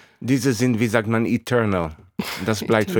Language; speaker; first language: German; non-native, fluent; Hebrew